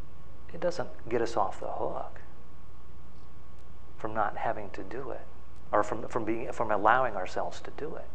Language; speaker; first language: English; native; English